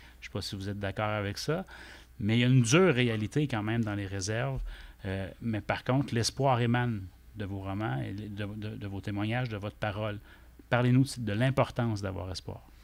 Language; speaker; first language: French; native; French